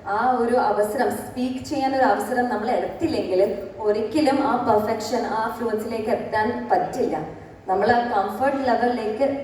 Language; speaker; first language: Malayalam; early bilingual, other home language; English